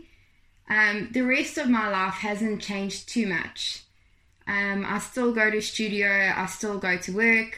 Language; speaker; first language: English; native; English